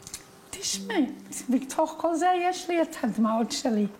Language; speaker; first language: Hebrew; non-native, fluent; English